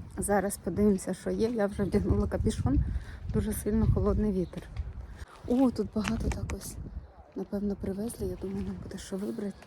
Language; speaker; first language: Ukrainian; non-native, local second language; Russian